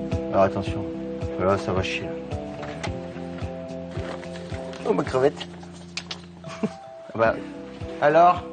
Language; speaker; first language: French; native; French